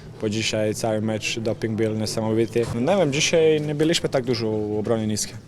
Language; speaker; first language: Polish; non-native, fluent; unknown